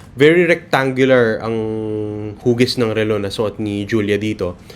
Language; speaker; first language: Filipino; native; Filipino